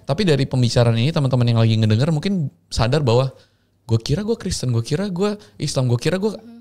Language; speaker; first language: Indonesian; native; Indonesian